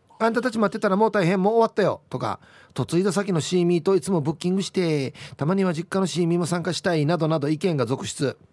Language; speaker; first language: Japanese; native; Japanese